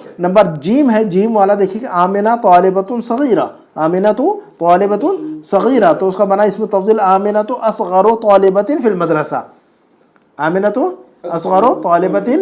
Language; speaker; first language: Urdu; native; Urdu